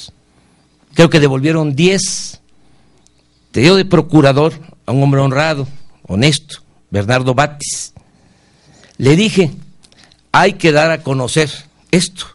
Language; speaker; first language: Spanish; native; Spanish